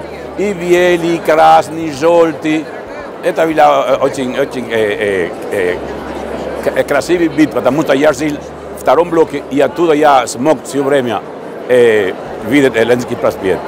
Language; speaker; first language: Russian; non-native, fluent; Spanish